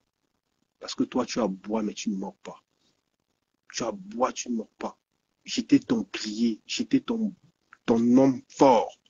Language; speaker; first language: French; native; French